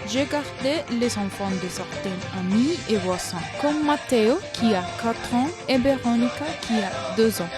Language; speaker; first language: French; non-native, learner; Spanish